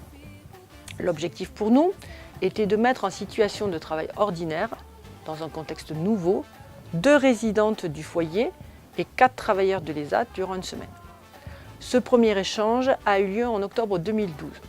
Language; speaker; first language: French; native; French